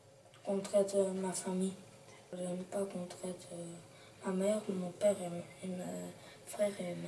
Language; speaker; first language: French; early bilingual, other home language; Chechen